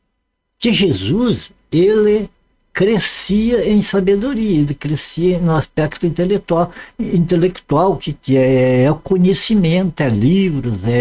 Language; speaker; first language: Portuguese; native; Portuguese